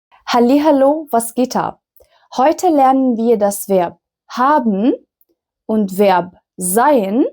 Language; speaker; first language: German; non-native, fluent; Arabic